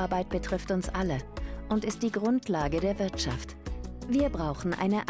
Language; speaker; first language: German; native; German